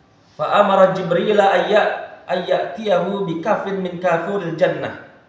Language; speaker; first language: Arabic; non-native, fluent; Indonesian